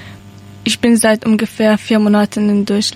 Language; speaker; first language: German; non-native, learner; Persian